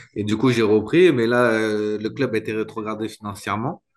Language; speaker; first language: French; native; French